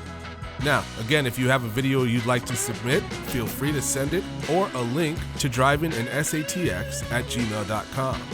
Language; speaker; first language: English; native; English